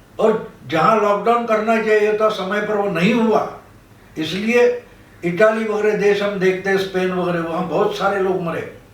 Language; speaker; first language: Hindi; non-native, local second language; Marathi